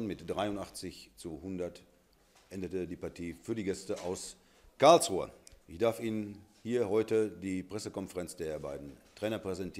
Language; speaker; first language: German; native; German